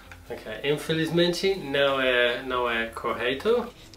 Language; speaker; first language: Portuguese; non-native, learner; English